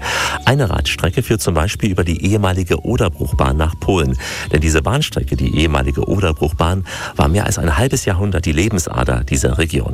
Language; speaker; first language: German; native; German